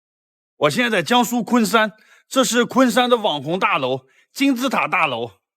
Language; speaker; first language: Chinese; native; Chinese